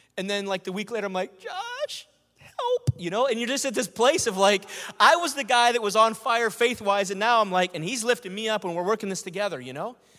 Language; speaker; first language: English; native; English